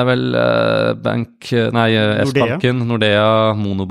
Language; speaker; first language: Norwegian; native; Norwegian